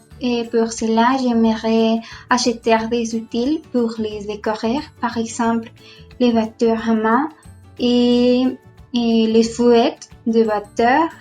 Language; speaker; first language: French; non-native, learner; Spanish